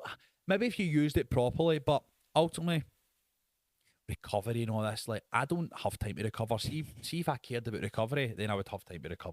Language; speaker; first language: English; native; English